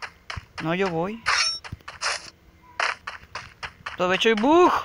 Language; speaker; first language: Spanish; native; Spanish